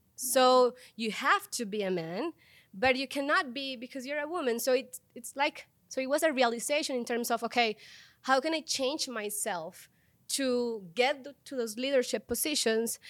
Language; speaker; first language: English; non-native, fluent; Spanish